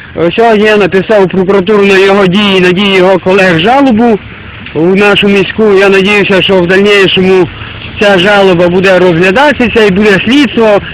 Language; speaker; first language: Ukrainian; native; Ukrainian